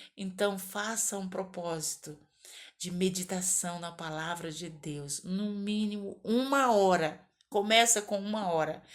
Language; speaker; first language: Portuguese; native; Portuguese